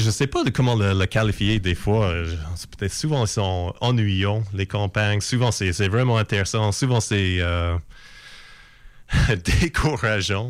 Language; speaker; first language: French; native; French